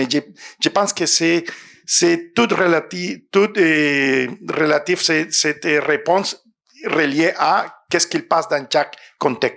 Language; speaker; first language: French; non-native, fluent; Spanish